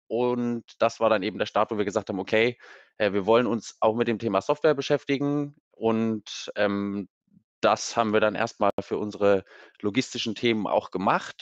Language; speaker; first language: German; native; German